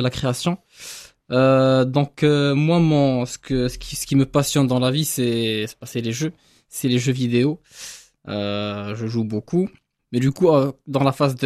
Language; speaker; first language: French; non-native, local second language; Arabic